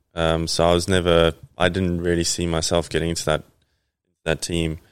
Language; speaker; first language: English; native; English